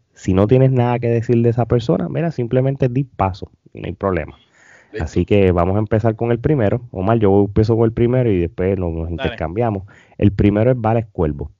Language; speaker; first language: Spanish; native; Spanish